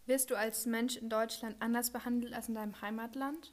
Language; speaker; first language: German; native; German